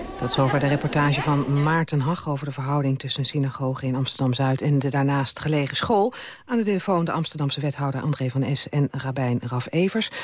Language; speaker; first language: Dutch; native; Dutch